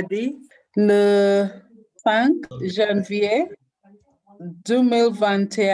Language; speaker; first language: French; non-native, learner; English